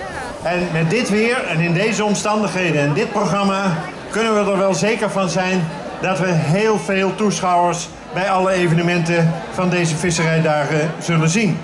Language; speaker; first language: Dutch; native; Dutch